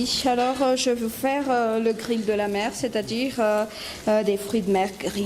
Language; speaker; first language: French; non-native, local second language; Malagasy